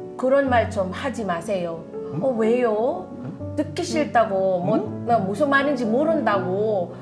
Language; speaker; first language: Korean; non-native, fluent; Filipino